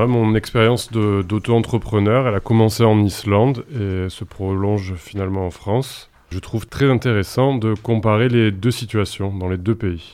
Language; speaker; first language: French; native; French